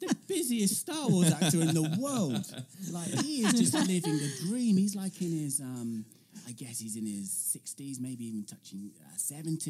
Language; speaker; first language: English; native; English